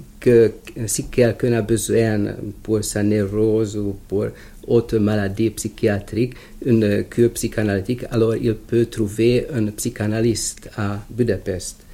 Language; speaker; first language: French; non-native, fluent; Hungarian